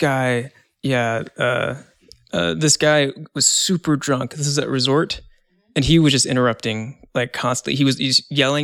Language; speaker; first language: English; native; English